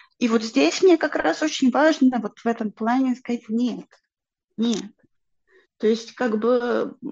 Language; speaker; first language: Russian; non-native, local second language; Ukrainian